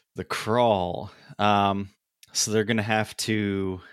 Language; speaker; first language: English; native; English